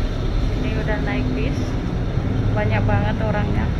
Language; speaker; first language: Indonesian; non-native, local second language; Javanese